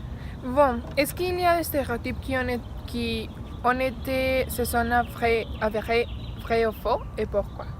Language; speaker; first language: French; non-native, fluent; Spanish